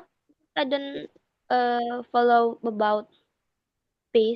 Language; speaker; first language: English; non-native, learner; Indonesian